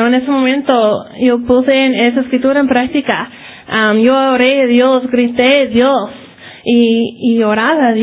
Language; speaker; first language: Spanish; early bilingual, heritage; Spanish